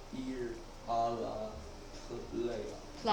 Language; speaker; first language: Spanish; non-native, learner; English